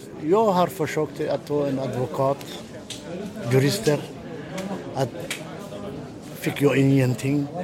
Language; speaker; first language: Swedish; non-native, fluent; Somali